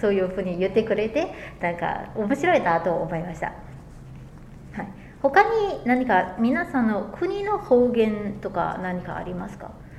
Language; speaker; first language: Japanese; non-native, fluent; Chinese